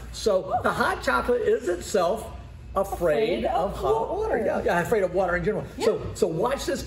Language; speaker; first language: English; native; English